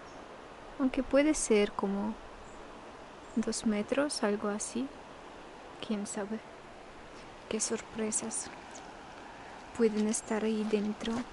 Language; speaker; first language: Spanish; non-native, fluent; Russian